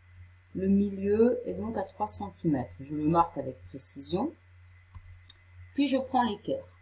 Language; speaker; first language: French; native; French